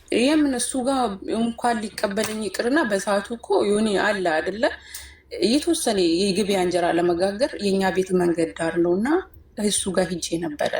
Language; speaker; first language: Amharic; native; Amharic